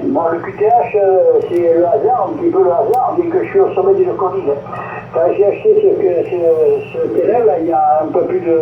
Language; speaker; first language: French; native; French